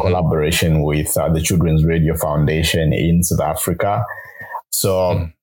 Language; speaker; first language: English; non-native, local second language; Bemba